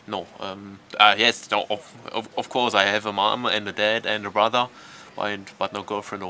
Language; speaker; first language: English; non-native, learner; German